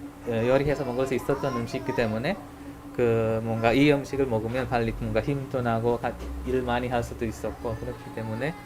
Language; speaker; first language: Korean; non-native, learner; Hungarian